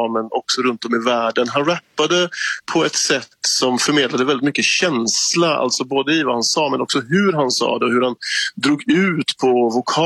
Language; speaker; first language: Swedish; native; Swedish